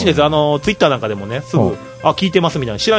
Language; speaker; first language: Japanese; native; Japanese